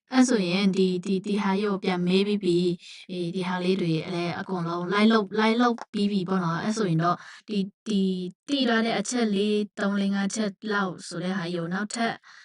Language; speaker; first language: Burmese; non-native, local second language; Shan